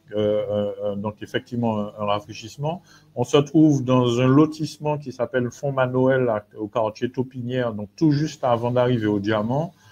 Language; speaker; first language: French; native; French